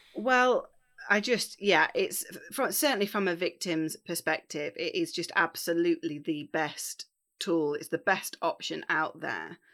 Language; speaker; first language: English; native; English